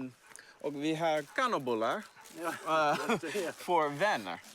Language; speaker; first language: Swedish; non-native, learner; English